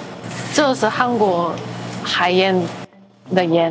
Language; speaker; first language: Chinese; non-native, learner; Korean